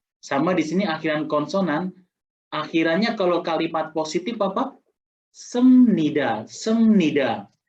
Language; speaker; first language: Indonesian; native; Indonesian